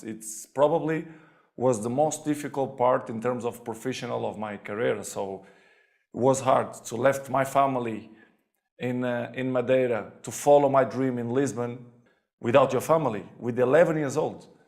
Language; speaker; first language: English; non-native, fluent; Portuguese